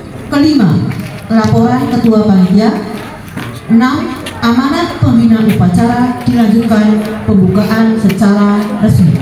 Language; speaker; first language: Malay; non-native, local second language; Javanese